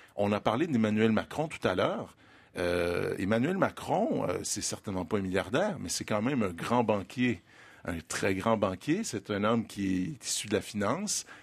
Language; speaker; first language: French; native; French